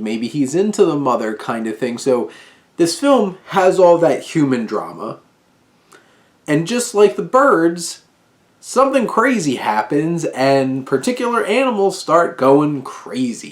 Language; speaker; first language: English; native; English